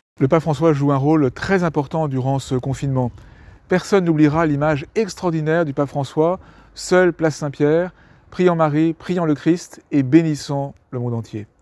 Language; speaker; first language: French; native; French